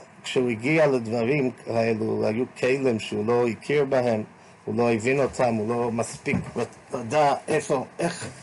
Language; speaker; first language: Hebrew; non-native, fluent; English